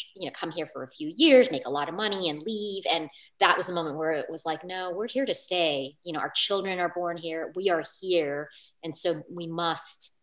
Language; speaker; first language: English; native; English